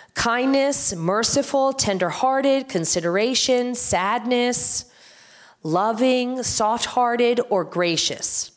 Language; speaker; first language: English; native; English